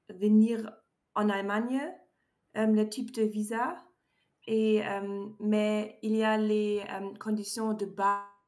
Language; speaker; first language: French; non-native, learner; German